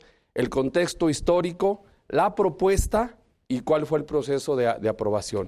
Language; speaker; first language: Spanish; native; Spanish